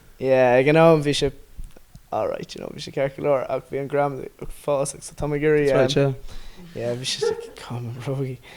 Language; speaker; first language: Irish; non-native, local second language; English